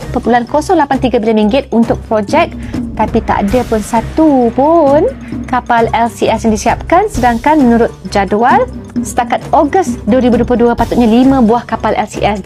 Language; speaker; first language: Malay; native; Malay